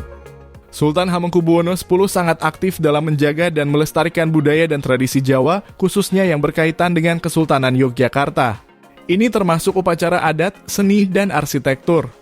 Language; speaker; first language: Indonesian; native; Indonesian